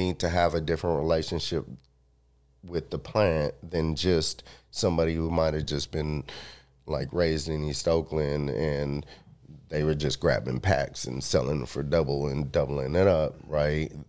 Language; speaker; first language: English; early bilingual, other home language; Spanish